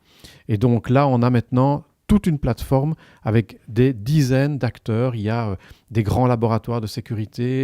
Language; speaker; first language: French; native; French